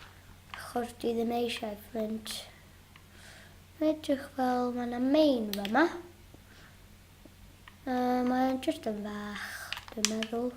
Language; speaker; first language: Welsh; non-native, local second language; English